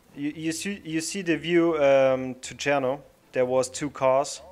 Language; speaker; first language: English; non-native, learner; German